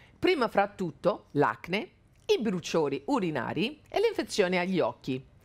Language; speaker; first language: Italian; non-native, fluent; English